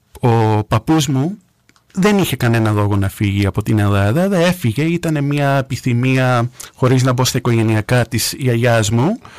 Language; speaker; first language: Greek; early bilingual, heritage; Greek